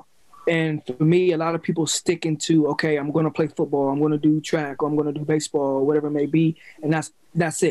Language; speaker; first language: English; native; English